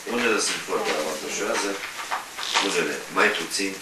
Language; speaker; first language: Romanian; non-native, fluent; Turkish